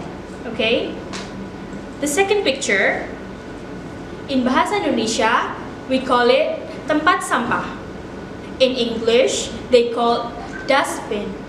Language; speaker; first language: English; non-native, fluent; Indonesian